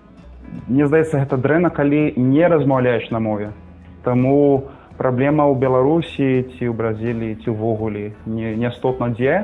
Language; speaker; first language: Belarusian; non-native, fluent; Portuguese